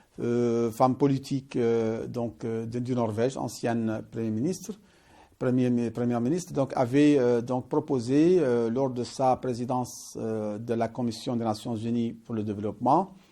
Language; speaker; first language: French; non-native, local second language; Arabic